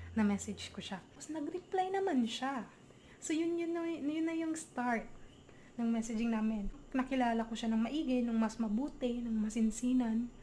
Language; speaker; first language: Filipino; non-native, local second language; Cebuano